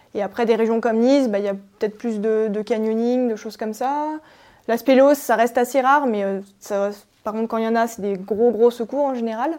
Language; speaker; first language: French; native; French